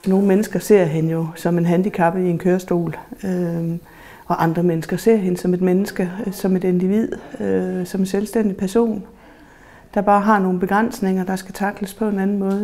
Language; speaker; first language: Danish; native; Danish